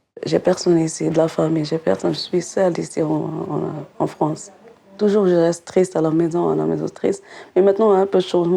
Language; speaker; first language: French; non-native, learner; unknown